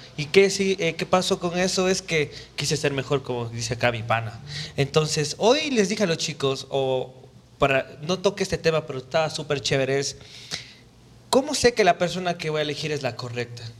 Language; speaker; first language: Spanish; native; Spanish